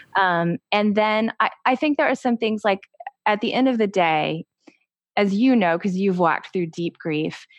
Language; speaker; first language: English; native; English